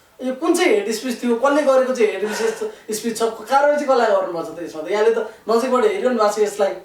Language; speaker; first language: Nepali; native; Nepali